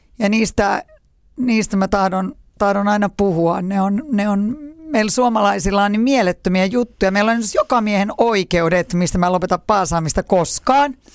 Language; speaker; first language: Finnish; native; Finnish